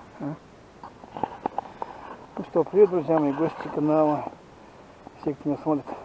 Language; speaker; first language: Russian; native; Russian